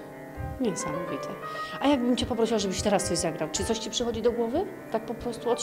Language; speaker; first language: Polish; native; Polish